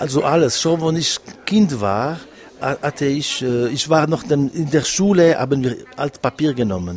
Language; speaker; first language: German; non-native, local second language; French